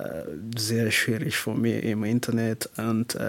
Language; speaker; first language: German; non-native, learner; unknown